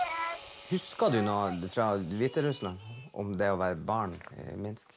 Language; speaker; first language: Norwegian; native; Norwegian